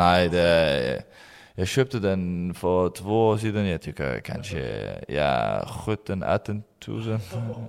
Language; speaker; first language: Swedish; non-native, learner; Danish